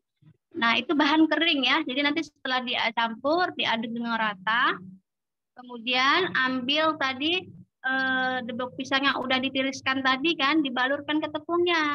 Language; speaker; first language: Indonesian; native; Indonesian